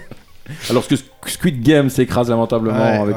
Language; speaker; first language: French; native; French